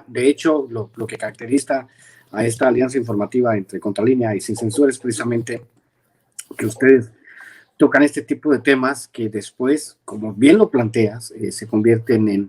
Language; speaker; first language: Spanish; native; Spanish